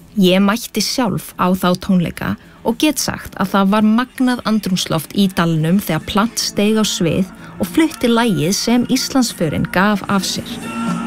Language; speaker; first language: Icelandic; native; Icelandic